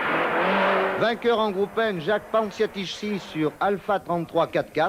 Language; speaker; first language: French; native; French